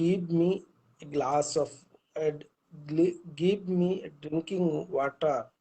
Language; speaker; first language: English; non-native, learner; Bangla